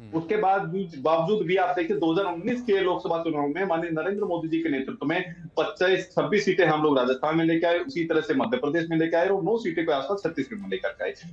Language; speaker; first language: Hindi; native; Hindi